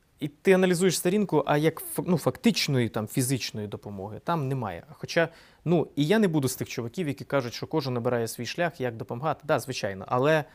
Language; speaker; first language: Ukrainian; non-native, local second language; Russian